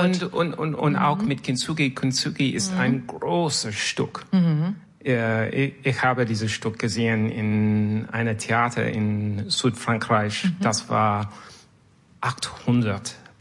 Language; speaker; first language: German; non-native, learner; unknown